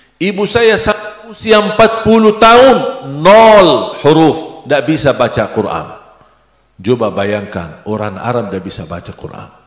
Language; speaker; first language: Indonesian; non-native, fluent; Arabic